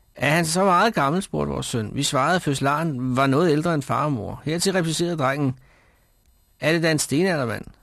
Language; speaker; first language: Danish; native; Danish